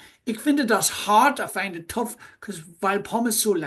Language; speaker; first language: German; non-native, fluent; English